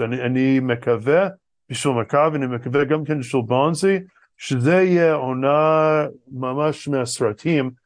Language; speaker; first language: Hebrew; non-native, fluent; English